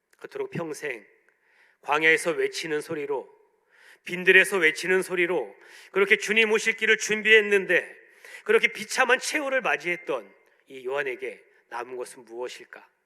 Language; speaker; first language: Korean; native; Korean